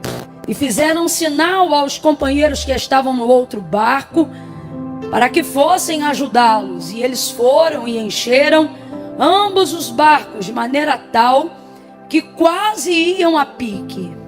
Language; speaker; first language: Portuguese; native; Portuguese